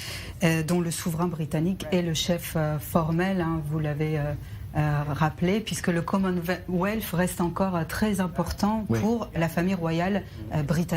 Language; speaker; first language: French; native; French